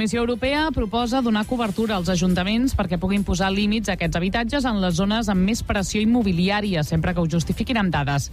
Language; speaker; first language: Catalan; native; Catalan